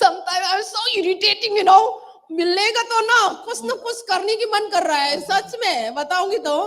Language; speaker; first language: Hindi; non-native, local second language; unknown